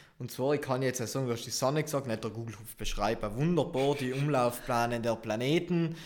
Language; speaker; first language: German; native; German